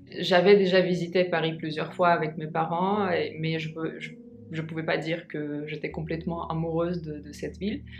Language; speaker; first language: French; non-native, fluent; Russian